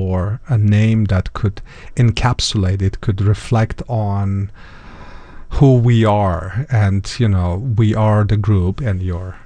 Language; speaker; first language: English; non-native, fluent; Uzbek